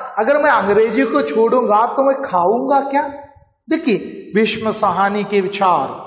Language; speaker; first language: Hindi; non-native, local second language; Marathi